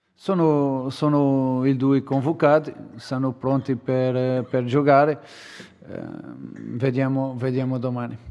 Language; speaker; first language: Italian; non-native, fluent; Portuguese